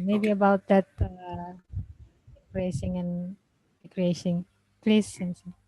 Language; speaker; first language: English; non-native, fluent; Indonesian